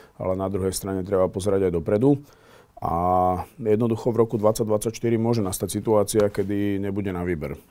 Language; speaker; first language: Slovak; native; Slovak